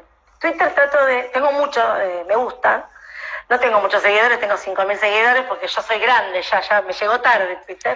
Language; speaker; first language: Spanish; native; Spanish